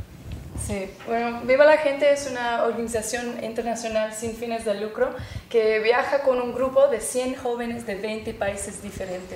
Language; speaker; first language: Spanish; non-native, fluent; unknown